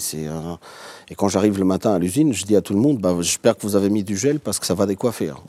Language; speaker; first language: French; non-native, fluent; Portuguese